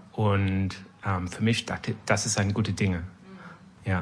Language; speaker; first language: German; non-native, learner; French